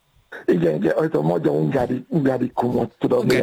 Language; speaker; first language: Hungarian; non-native, fluent; Yoruba